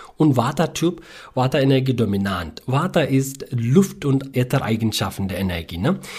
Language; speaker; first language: German; non-native, learner; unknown